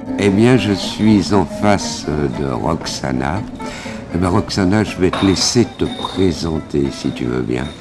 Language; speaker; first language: French; native; French